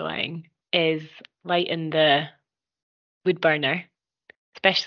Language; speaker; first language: English; native; English